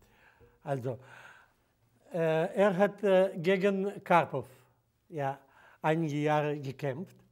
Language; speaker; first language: German; non-native, fluent; Russian